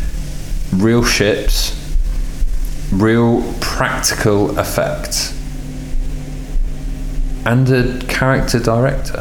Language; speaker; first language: English; native; English